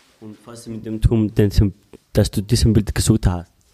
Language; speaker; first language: German; non-native, learner; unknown